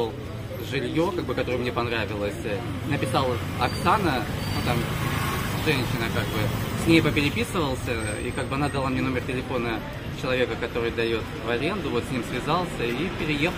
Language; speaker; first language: Russian; native; Russian